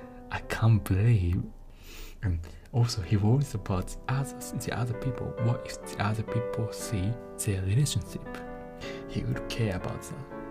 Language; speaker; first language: English; non-native, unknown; Japanese